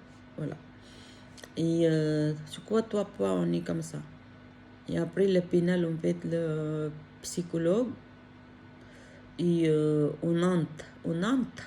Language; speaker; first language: French; non-native, learner; Filipino